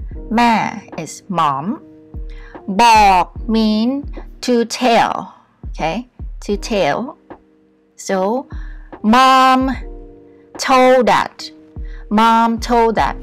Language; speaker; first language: English; non-native, fluent; Thai